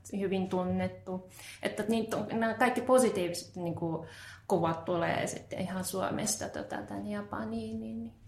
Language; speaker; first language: Finnish; non-native, fluent; Japanese